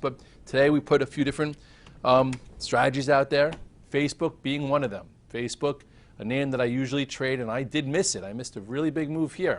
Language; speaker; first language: English; native; English